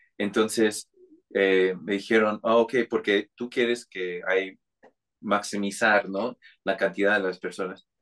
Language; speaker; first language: Spanish; non-native, fluent; English